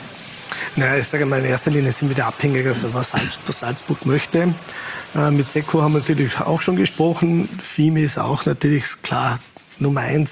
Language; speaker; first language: German; native; German